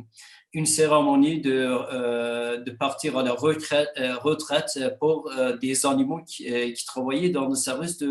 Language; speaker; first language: French; non-native, fluent; Kurdish